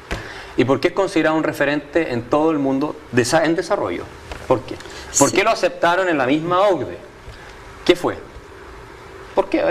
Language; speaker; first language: Spanish; native; Spanish